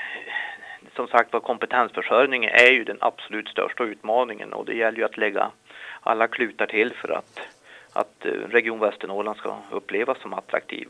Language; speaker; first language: Swedish; native; Swedish